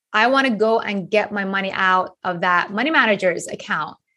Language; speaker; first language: English; non-native, fluent; Persian